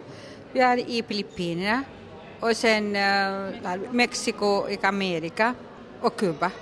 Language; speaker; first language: Swedish; non-native, local second language; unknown